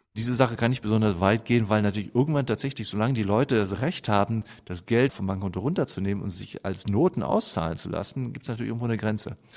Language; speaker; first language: German; native; German